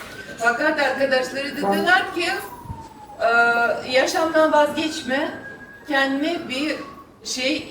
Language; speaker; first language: Turkish; non-native, fluent; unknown